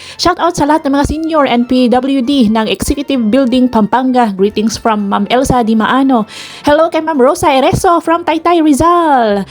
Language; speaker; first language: Filipino; non-native, local second language; Cebuano